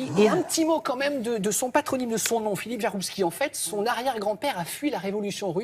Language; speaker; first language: French; native; French